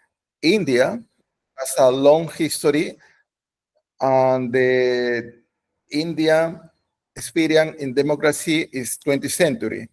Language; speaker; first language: English; non-native, learner; Spanish